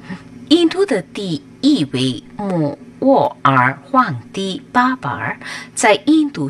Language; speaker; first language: Chinese; non-native, learner; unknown